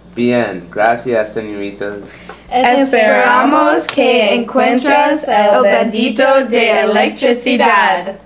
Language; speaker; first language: Spanish; non-native, learner; English